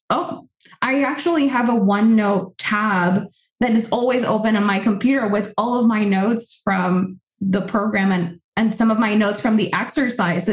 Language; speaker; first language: English; non-native, fluent; Spanish